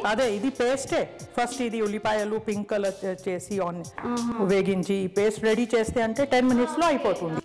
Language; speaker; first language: Telugu; non-native, local second language; Hindi